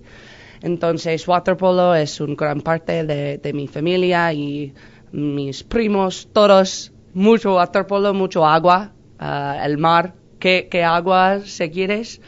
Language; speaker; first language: Spanish; non-native, learner; English